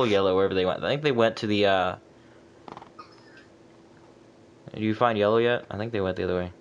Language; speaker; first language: English; native; English